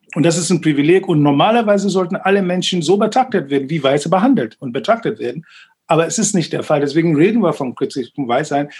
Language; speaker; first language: German; non-native, fluent; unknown